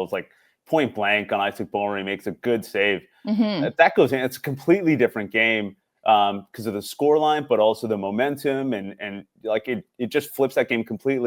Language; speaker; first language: English; native; English